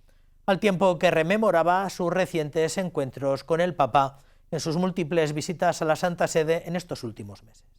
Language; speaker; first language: Spanish; native; Spanish